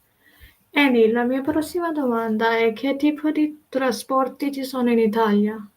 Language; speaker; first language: Italian; non-native, learner; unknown